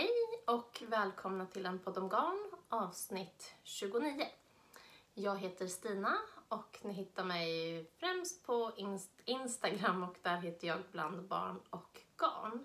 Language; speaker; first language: Swedish; native; Swedish